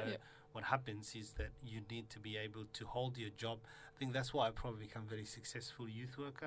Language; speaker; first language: English; non-native, fluent; Somali